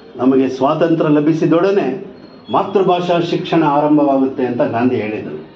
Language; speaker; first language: Kannada; non-native, local second language; Telugu